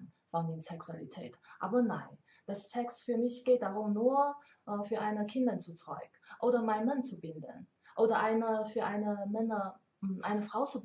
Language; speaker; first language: German; non-native, learner; Chinese